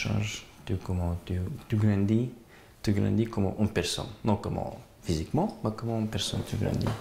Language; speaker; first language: French; non-native, learner; Gagauz